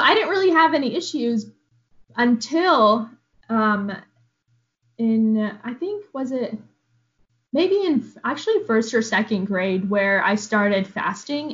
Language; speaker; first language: English; early bilingual, other home language; Arabic